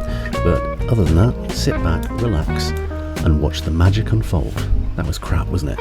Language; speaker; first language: English; native; English